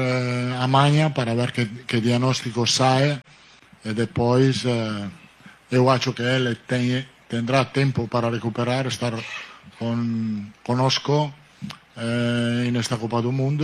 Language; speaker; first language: Portuguese; non-native, learner; Italian